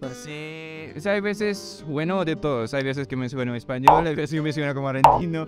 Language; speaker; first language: Spanish; non-native, fluent; Filipino